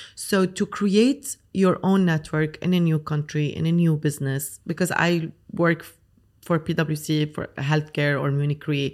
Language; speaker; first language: English; non-native, fluent; Arabic